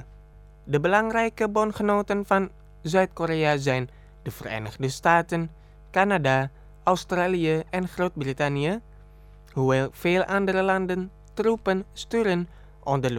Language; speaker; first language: Dutch; non-native, fluent; Indonesian